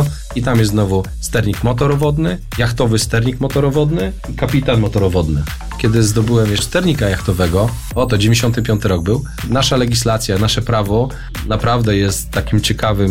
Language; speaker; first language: Polish; native; Polish